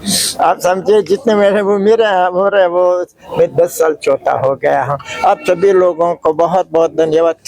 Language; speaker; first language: Hindi; non-native, fluent; Uzbek